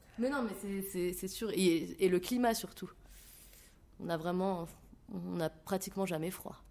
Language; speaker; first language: French; native; French